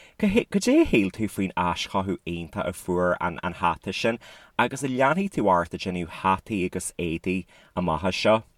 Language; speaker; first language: Irish; native; Irish